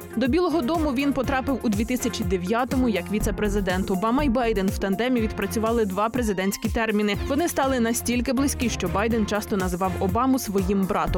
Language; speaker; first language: Ukrainian; native; Ukrainian